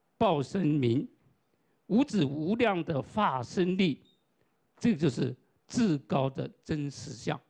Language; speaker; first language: Chinese; non-native, local second language; Hakka Chinese